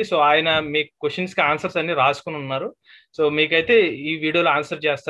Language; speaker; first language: Telugu; native; Telugu